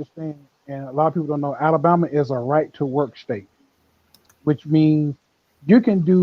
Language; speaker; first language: English; native; English